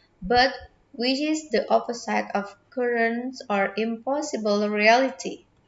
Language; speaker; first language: English; non-native, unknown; Indonesian